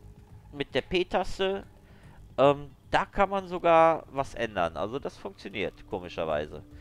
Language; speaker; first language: German; native; German